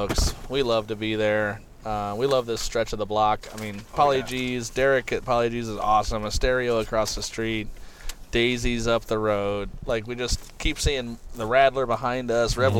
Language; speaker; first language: English; native; English